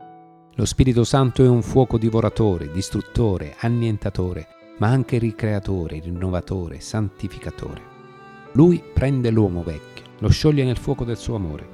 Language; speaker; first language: Italian; native; Italian